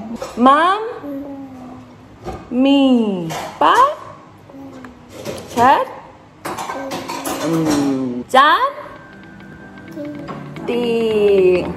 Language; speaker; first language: Indonesian; native; Indonesian